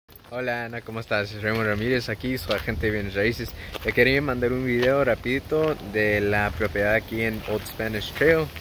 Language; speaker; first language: Spanish; early bilingual, heritage; English